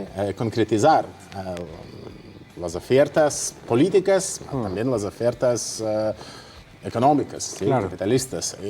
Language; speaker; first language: Spanish; non-native, fluent; Russian